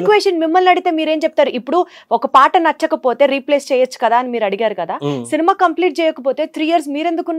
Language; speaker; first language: Telugu; native; Telugu